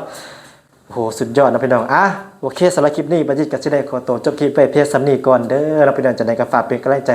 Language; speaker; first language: Thai; non-native, local second language; Lao